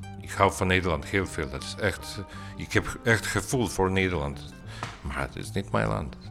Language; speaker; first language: Dutch; non-native, learner; Bosnian